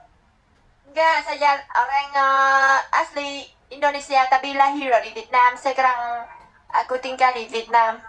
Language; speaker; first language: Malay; non-native, learner; Vietnamese